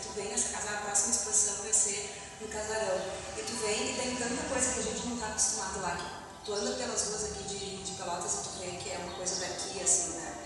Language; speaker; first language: Portuguese; native; Portuguese